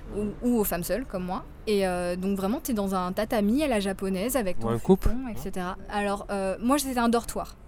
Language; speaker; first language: French; native; French